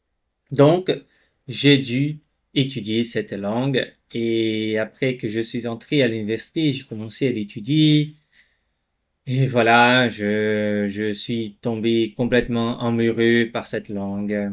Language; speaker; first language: French; non-native, fluent; Portuguese